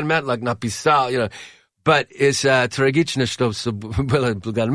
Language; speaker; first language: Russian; non-native, learner; English